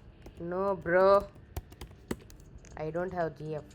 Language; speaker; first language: English; non-native, learner; Telugu